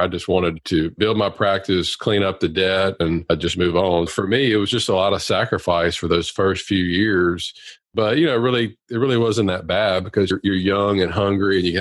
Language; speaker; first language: English; native; English